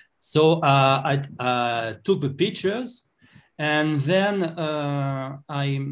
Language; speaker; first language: English; non-native, learner; French